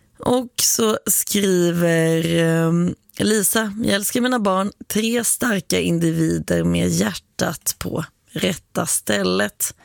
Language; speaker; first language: Swedish; native; Swedish